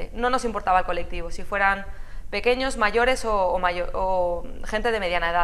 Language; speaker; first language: Spanish; native; Spanish